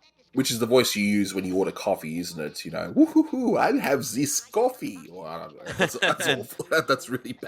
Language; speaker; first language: English; native; English